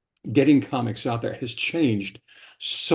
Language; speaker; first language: English; native; English